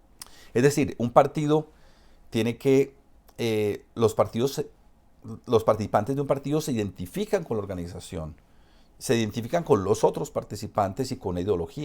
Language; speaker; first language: Spanish; native; Spanish